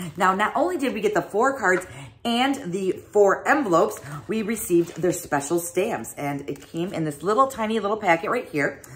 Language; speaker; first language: English; native; English